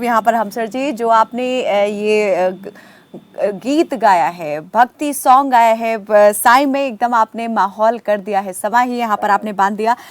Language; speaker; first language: Hindi; native; Hindi